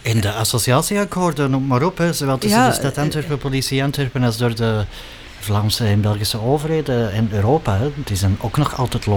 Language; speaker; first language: Dutch; native; Dutch